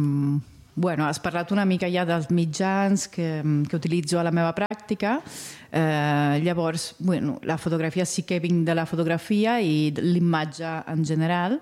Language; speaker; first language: Catalan; non-native, fluent; Italian